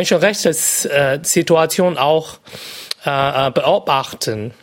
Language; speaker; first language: German; non-native, fluent; Cantonese